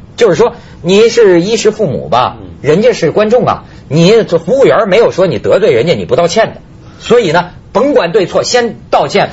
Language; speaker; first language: Chinese; native; Chinese